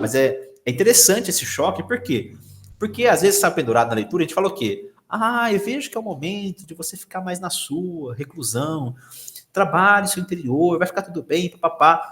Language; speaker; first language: Portuguese; native; Portuguese